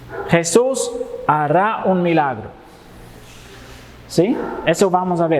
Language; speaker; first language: Spanish; non-native, fluent; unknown